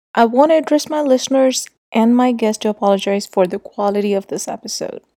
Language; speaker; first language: English; non-native, local second language; Urdu